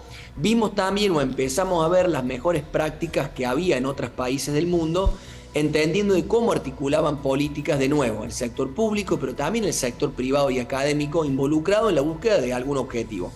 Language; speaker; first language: Spanish; native; Spanish